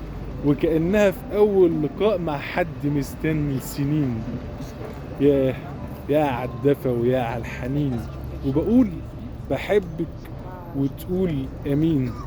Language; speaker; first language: Arabic; native; Arabic